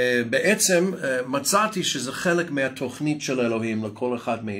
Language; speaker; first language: Hebrew; non-native, fluent; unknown